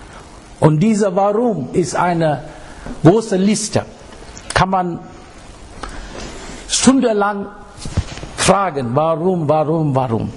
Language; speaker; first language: German; non-native, fluent; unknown